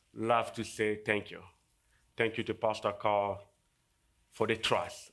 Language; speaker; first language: English; non-native, fluent; Lingala